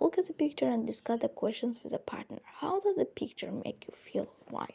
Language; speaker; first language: English; non-native, fluent; Azerbaijani